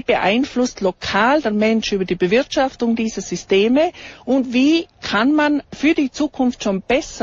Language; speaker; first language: German; native; German